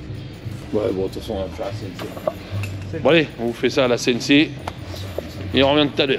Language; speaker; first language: French; native; French